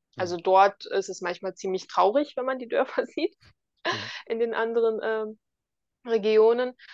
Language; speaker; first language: German; native; German